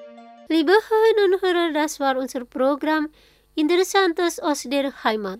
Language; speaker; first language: German; non-native, fluent; Indonesian